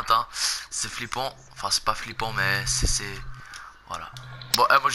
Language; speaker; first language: French; native; French